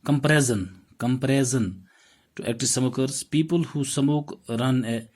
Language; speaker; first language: English; non-native, local second language; Urdu